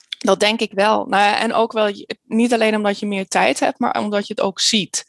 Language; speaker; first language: Dutch; early bilingual, heritage; Dutch